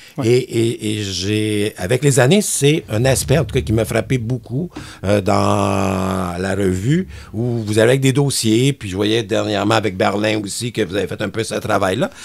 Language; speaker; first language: French; native; French